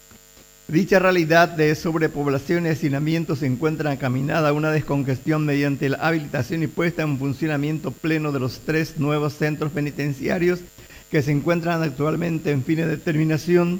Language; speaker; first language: Spanish; native; Spanish